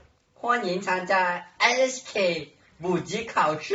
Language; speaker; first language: Chinese; non-native, learner; Hmong